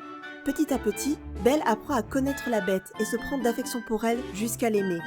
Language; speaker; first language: French; native; French